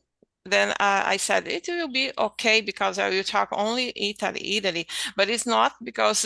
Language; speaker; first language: English; non-native, learner; Portuguese